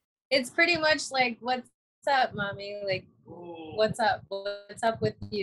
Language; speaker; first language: English; early bilingual, other home language; Spanish